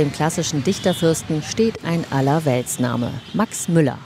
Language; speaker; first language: German; native; German